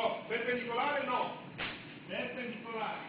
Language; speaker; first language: Italian; non-native, learner; Romanian